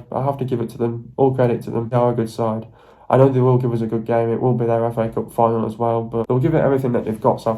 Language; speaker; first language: English; native; English